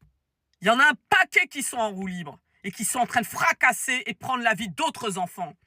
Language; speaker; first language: French; native; French